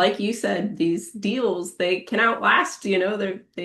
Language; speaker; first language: English; native; English